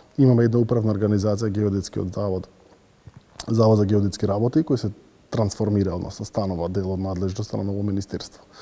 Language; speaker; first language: Macedonian; native; Macedonian